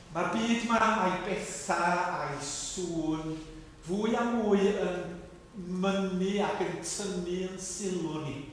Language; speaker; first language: Welsh; native; Welsh